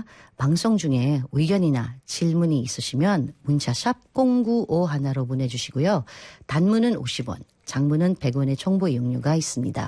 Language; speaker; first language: Korean; non-native, fluent; Filipino